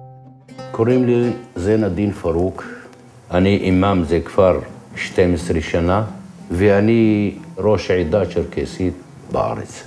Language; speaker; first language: Hebrew; non-native, local second language; Adyghe